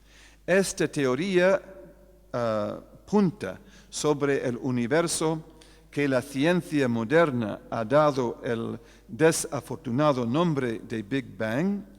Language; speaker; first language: Spanish; non-native, fluent; English